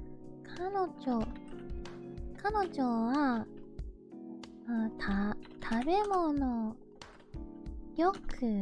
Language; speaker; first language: Japanese; non-native, learner; English